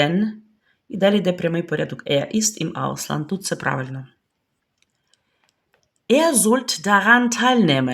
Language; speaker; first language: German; non-native, fluent; Ukrainian